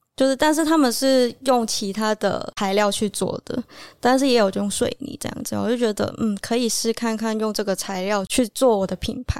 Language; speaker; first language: Chinese; non-native, local second language; Cantonese